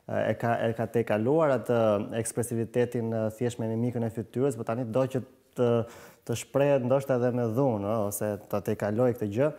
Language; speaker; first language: Albanian; native; Albanian